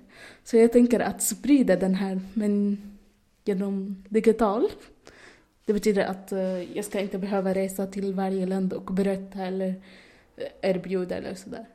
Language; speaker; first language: Swedish; non-native, learner; Arabic